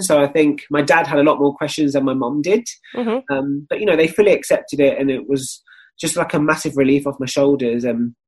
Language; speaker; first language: English; native; English